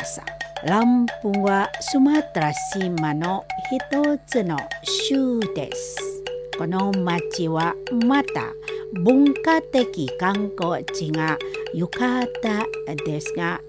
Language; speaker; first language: Japanese; non-native, fluent; Indonesian